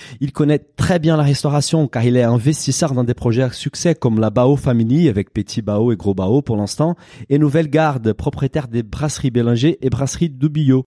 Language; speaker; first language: French; non-native, fluent; Portuguese